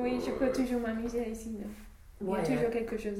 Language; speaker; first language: French; non-native, fluent; English